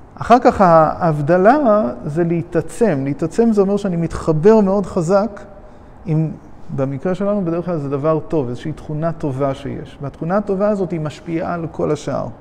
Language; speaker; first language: Hebrew; non-native, fluent; English